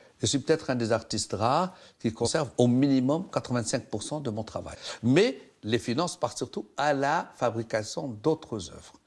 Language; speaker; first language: French; non-native, local second language; Arabic